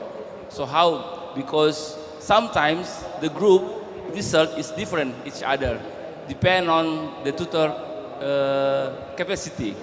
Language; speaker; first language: English; non-native, learner; Indonesian